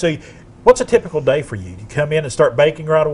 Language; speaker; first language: English; native; English